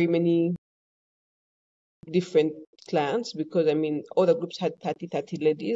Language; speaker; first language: English; non-native, local second language; Ganda